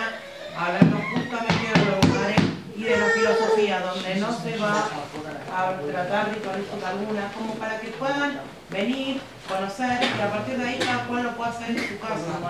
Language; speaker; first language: Spanish; native; Spanish